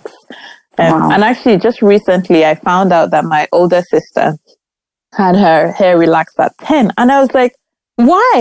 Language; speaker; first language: English; non-native, local second language; Igbo